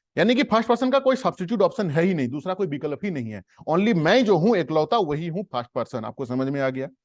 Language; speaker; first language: Hindi; native; Hindi